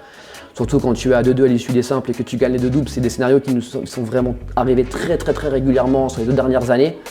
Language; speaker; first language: French; native; French